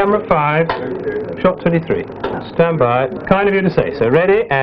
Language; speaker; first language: English; native; English